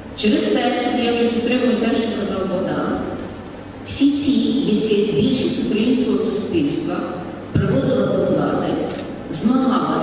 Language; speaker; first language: Ukrainian; native; Ukrainian